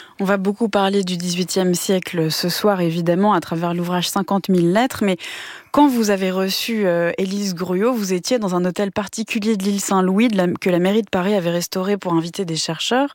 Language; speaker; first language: French; native; French